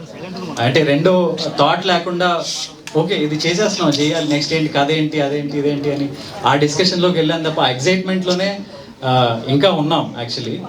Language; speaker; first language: Telugu; native; Telugu